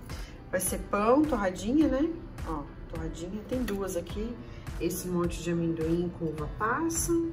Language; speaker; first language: Portuguese; native; Portuguese